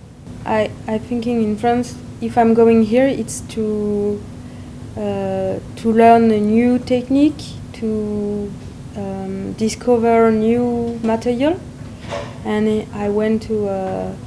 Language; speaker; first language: English; non-native, learner; French